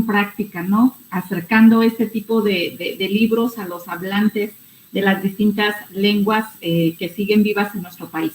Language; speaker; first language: Spanish; native; Spanish